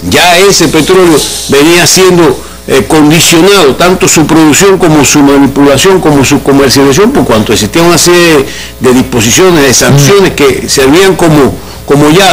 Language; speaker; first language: Spanish; native; Spanish